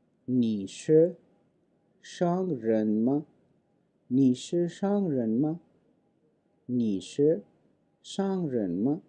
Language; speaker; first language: Chinese; non-native, fluent; Urdu